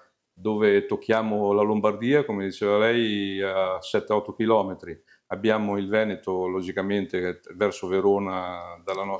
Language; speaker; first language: Italian; native; Italian